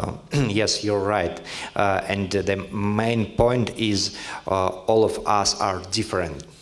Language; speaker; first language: English; non-native, learner; Russian